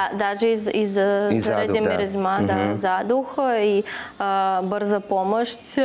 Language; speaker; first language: Bulgarian; non-native, learner; Russian